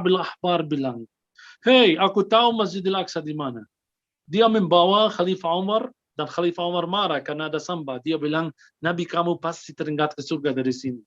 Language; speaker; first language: Indonesian; non-native, fluent; Arabic